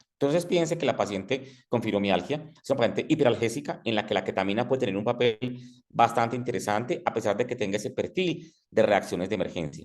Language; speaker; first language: Spanish; native; Spanish